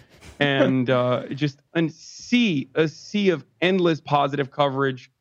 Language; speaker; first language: English; non-native, fluent; Turkish